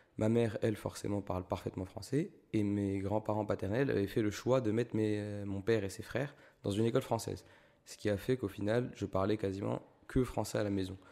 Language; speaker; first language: French; native; French